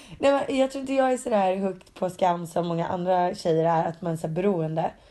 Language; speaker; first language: Swedish; early bilingual, other home language; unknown